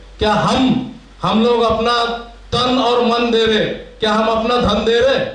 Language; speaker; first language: Hindi; non-native, local second language; Marathi